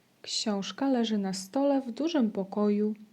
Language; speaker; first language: Polish; non-native, fluent; Ukrainian